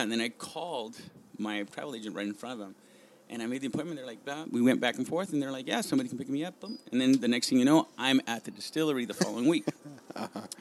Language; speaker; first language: English; early bilingual, other home language; Spanish